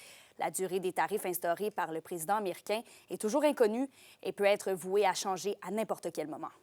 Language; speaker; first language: French; native; French